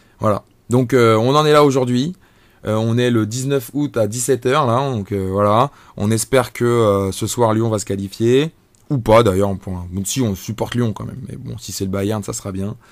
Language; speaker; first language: French; native; French